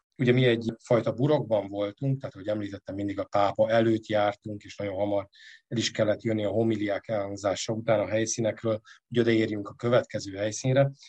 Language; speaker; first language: Hungarian; native; Hungarian